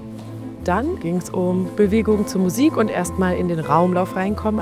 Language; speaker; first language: German; native; German